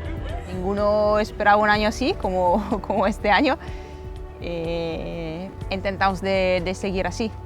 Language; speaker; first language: Spanish; non-native, fluent; Italian